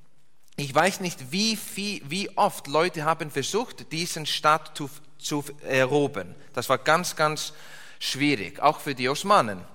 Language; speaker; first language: German; non-native, learner; English